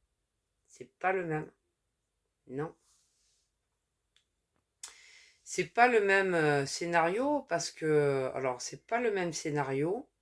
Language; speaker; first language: French; native; French